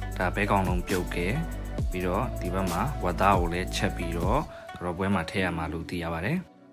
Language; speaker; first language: Burmese; non-native, local second language; Chinese